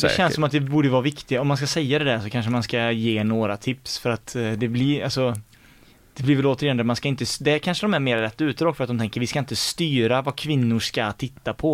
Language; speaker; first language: Swedish; native; Swedish